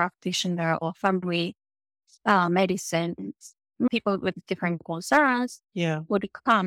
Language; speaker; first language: English; non-native, fluent; Japanese